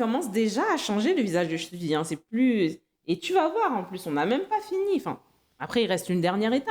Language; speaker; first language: French; non-native, local second language; Haitian Creole